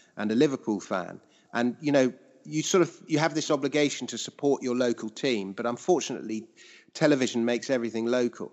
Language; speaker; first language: English; native; English